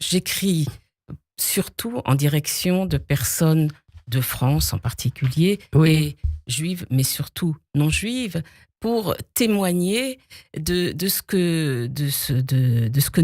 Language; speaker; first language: French; native; French